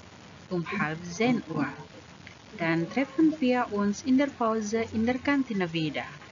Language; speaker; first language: German; non-native, learner; Indonesian